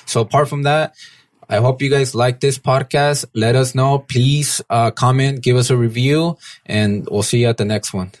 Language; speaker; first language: English; early bilingual, other home language; Spanish